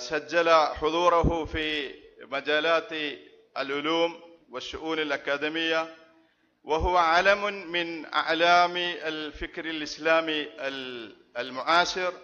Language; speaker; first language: Arabic; non-native, fluent; Malayalam